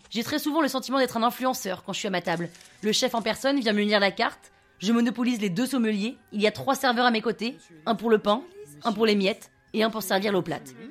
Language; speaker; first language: French; non-native, fluent; English